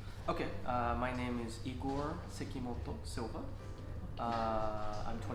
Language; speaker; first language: English; non-native, fluent; Portuguese